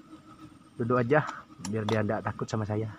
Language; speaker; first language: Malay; non-native, local second language; Javanese